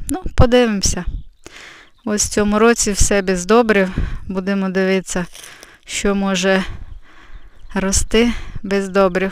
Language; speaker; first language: Ukrainian; native; Ukrainian